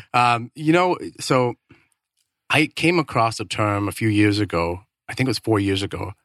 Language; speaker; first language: English; non-native, fluent; Danish